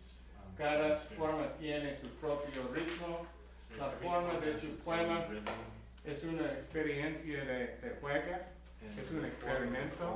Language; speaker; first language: Spanish; non-native, learner; English